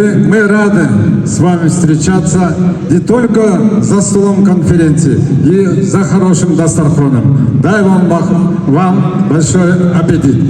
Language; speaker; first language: Russian; non-native, local second language; Kyrgyz